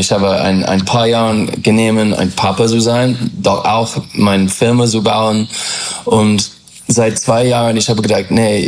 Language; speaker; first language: German; non-native, learner; English